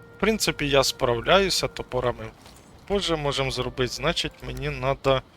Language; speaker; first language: Ukrainian; non-native, local second language; Russian